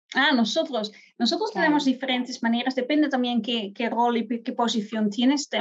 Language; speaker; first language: Spanish; non-native, fluent; Dutch